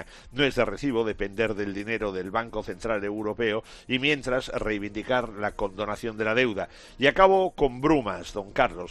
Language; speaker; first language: Spanish; native; Spanish